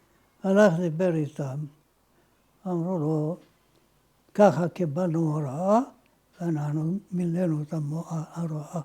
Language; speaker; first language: Hebrew; non-native, fluent; Ladino